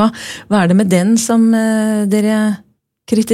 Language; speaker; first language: Norwegian; native; Norwegian